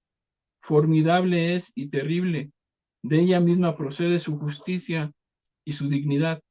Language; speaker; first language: Spanish; native; Spanish